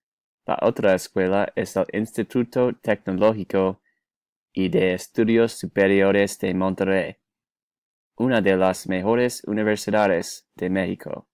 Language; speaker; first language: Spanish; non-native, learner; English